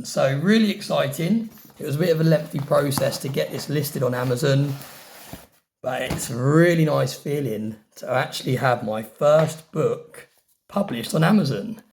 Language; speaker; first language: English; native; English